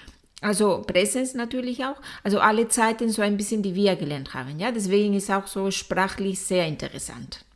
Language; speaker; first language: German; non-native, fluent; Spanish